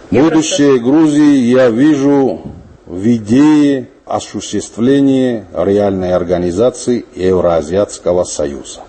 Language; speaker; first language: Russian; non-native, local second language; Ossetic